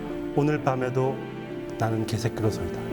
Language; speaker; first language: Korean; native; Korean